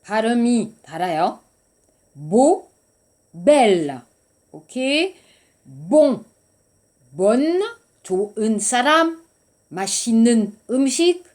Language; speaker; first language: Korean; non-native, learner; French